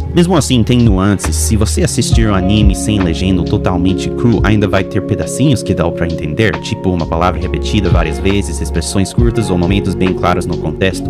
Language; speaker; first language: Portuguese; non-native, fluent; English